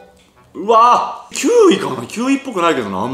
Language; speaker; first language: Japanese; native; Japanese